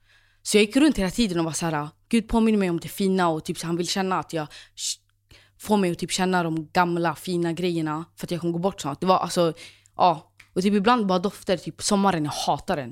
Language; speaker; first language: Swedish; native; Swedish